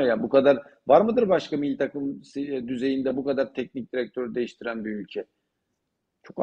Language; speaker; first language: Turkish; native; Turkish